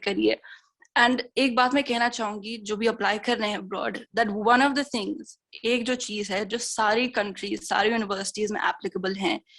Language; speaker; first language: Hindi; native; Hindi